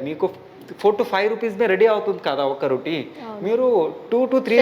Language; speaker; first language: Telugu; non-native, local second language; Hindi